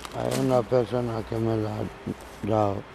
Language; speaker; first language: Spanish; non-native, learner; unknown